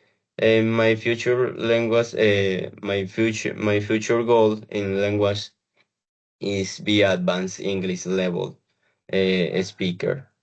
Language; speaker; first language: English; non-native, learner; Spanish